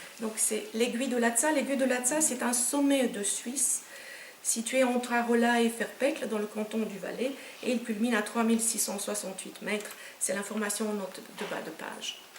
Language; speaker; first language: French; non-native, fluent; Romanian